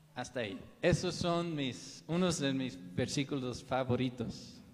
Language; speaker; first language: Spanish; non-native, fluent; English